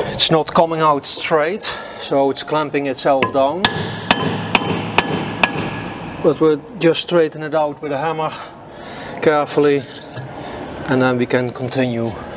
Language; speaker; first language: English; non-native, fluent; Dutch